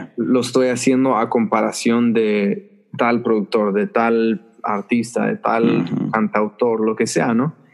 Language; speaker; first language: Spanish; early bilingual, heritage; Spanish